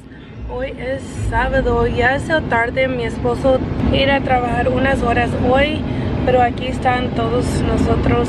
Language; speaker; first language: Spanish; early bilingual, heritage; English